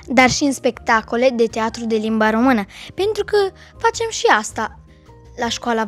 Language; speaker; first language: Romanian; early bilingual, heritage; Romanian